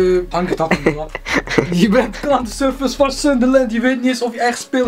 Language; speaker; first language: Dutch; native; Dutch